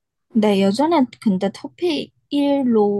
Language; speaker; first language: Korean; non-native, learner; Chinese